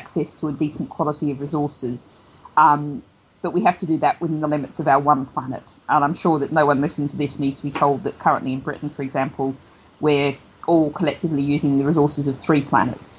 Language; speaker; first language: English; native; English